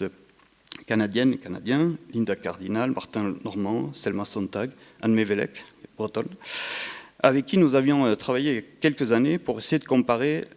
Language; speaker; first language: French; native; French